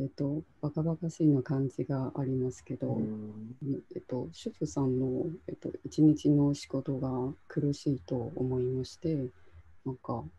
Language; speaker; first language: Japanese; non-native, local second language; Chinese